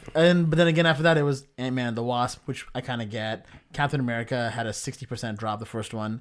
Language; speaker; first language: English; native; English